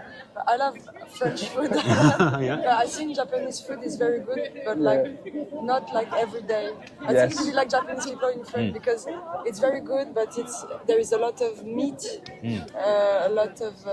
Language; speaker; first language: English; non-native, fluent; French